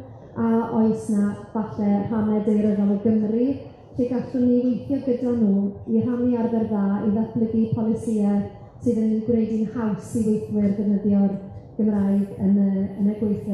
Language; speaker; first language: Welsh; native; Welsh